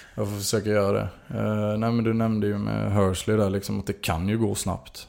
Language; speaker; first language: Swedish; native; Swedish